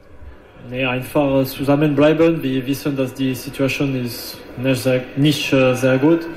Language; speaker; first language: German; non-native, learner; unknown